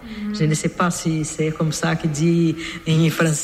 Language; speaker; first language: French; non-native, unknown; Portuguese